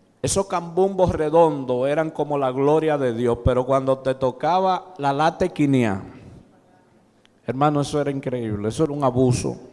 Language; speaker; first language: Spanish; native; Spanish